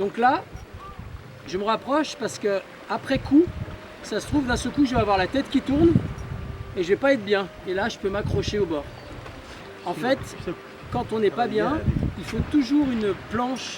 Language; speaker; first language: French; native; French